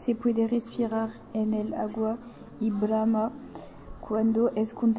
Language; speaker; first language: Spanish; non-native, learner; French